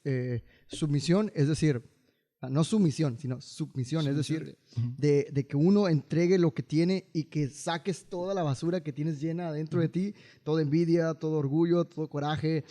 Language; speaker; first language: Spanish; native; Spanish